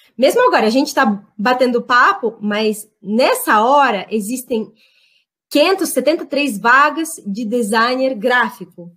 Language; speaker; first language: Portuguese; non-native, fluent; Russian